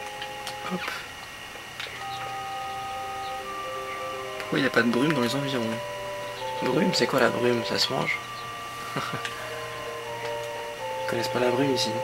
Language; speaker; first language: French; native; French